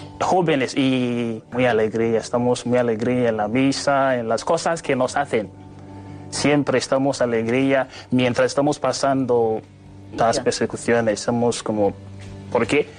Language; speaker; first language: Spanish; non-native, learner; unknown